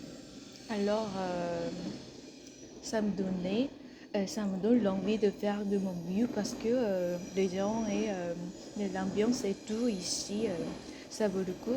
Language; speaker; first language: French; non-native, fluent; Korean